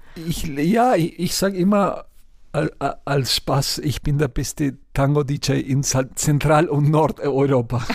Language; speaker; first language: German; non-native, fluent; Spanish